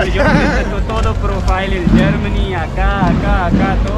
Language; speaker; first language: Spanish; non-native, learner; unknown